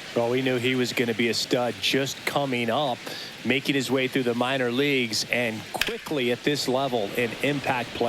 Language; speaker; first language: English; native; English